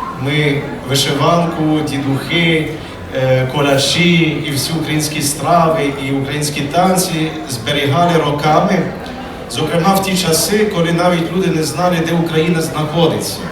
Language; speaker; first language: Ukrainian; early bilingual, heritage; Ukrainian